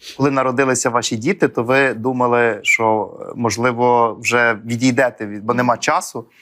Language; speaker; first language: Ukrainian; native; Ukrainian